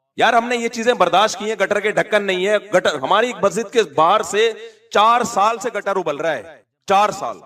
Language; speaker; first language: Urdu; native; Urdu